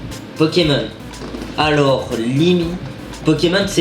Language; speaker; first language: French; native; French